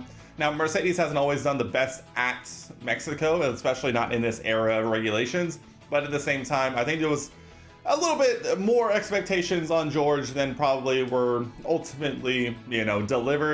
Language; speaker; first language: English; native; English